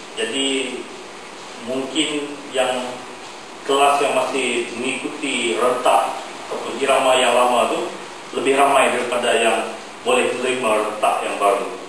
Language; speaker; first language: Malay; non-native, local second language; Iban